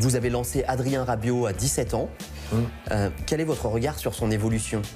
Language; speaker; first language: French; native; French